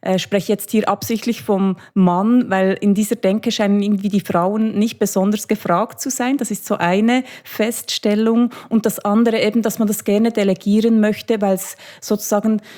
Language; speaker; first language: German; native; German